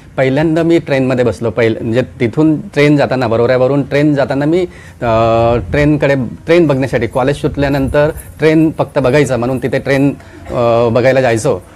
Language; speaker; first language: Marathi; non-native, local second language; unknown